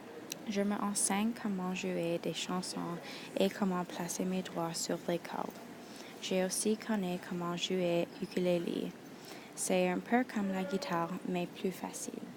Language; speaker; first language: French; non-native, local second language; English